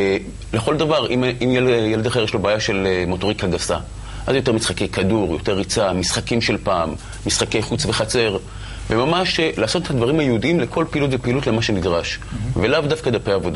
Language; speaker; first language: Hebrew; native; Hebrew